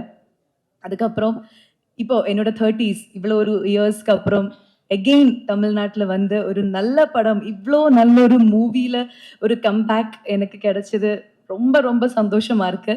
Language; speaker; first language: Tamil; non-native, fluent; Malayalam